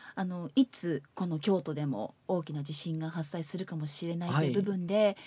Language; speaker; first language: Japanese; native; Japanese